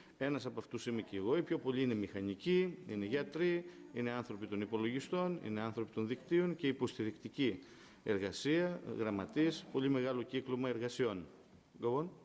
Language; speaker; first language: Greek; native; Greek